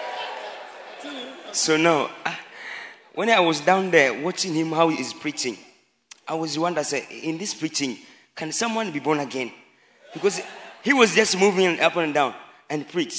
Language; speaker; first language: English; non-native, local second language; Swahili